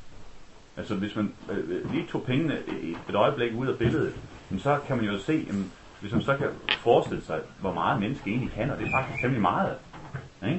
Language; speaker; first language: Danish; native; Danish